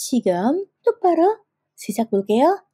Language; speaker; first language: Korean; non-native, fluent; Indonesian